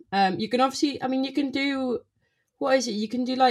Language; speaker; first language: English; native; English